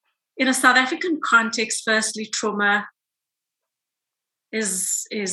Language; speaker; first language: English; native; English